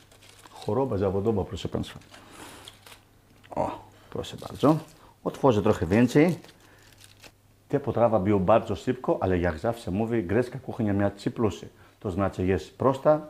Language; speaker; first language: Polish; non-native, learner; Greek